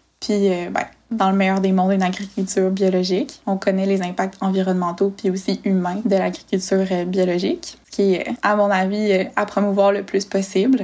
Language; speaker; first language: French; native; French